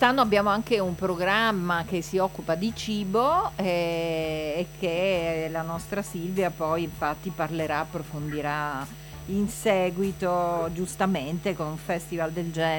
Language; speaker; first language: Italian; native; Italian